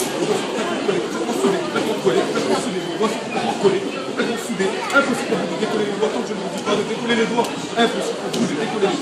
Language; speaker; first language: French; native; French